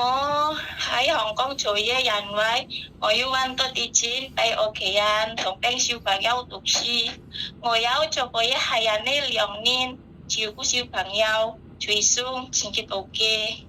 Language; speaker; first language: Cantonese; non-native, learner; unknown